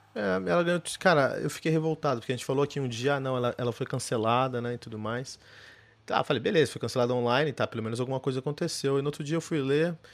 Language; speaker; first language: Portuguese; early bilingual, heritage; Portuguese